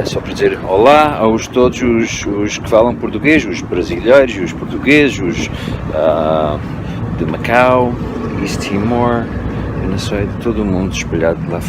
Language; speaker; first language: Portuguese; early bilingual, heritage; Portuguese